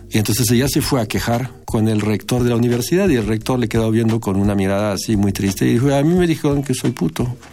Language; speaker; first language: Spanish; non-native, fluent; French